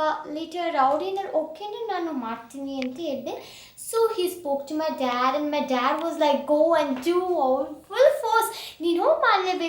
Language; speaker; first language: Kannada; early bilingual, heritage; Kannada